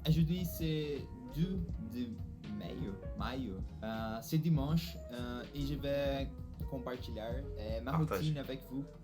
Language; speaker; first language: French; non-native, learner; Portuguese